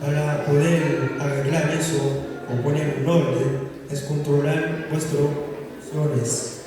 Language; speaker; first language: Spanish; non-native, fluent; Haitian Creole